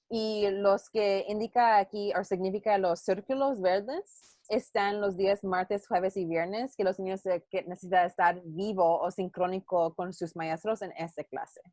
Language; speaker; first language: Spanish; non-native, learner; English